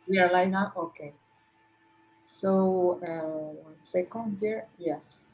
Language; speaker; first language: English; non-native, fluent; Portuguese